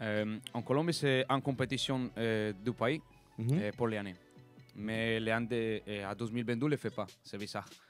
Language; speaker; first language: French; non-native, learner; Spanish